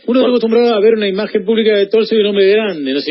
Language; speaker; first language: Spanish; native; Spanish